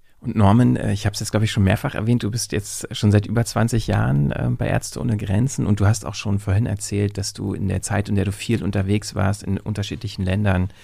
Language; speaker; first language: German; native; German